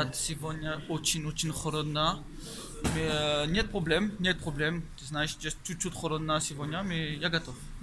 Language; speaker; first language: Russian; non-native, learner; French